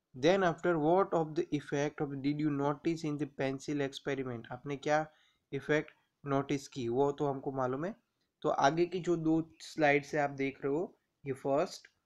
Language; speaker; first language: Hindi; non-native, local second language; Gujarati